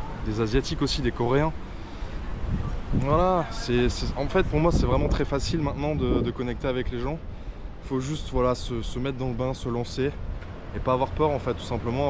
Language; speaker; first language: French; native; French